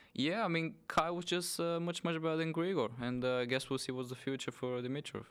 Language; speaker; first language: English; non-native, fluent; Bulgarian